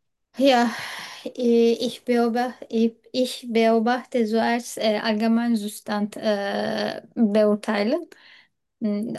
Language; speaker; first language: German; non-native, learner; Turkish